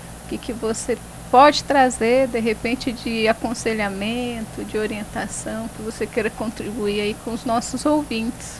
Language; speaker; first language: Portuguese; native; Portuguese